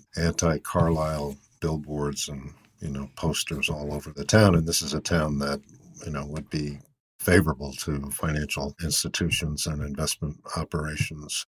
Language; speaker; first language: English; native; English